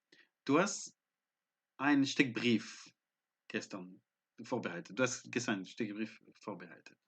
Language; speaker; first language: German; non-native, fluent; French